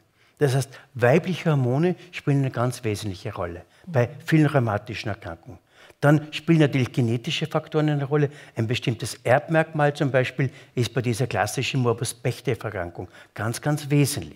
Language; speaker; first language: German; native; German